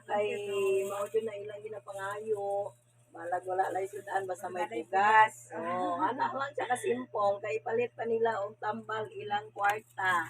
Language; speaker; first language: Cebuano; native; Cebuano